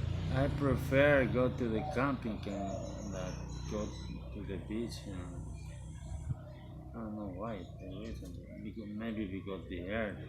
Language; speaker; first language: English; non-native, learner; Spanish